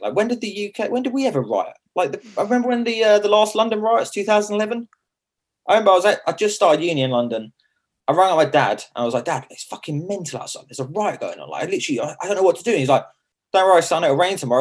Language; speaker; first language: English; native; English